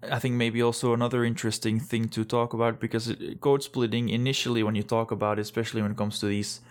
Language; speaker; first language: English; non-native, fluent; Dutch